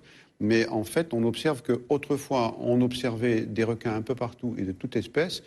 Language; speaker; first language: French; native; French